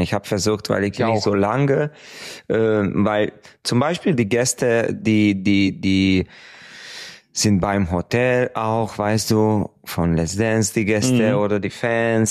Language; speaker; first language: German; non-native, fluent; Hungarian